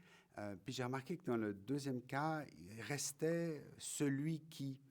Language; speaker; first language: French; native; French